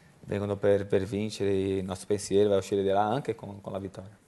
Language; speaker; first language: Italian; non-native, learner; Portuguese